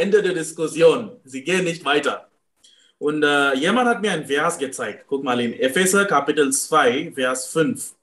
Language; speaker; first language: German; non-native, fluent; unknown